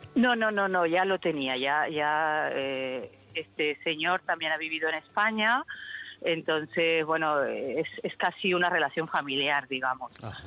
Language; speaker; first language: Spanish; native; Spanish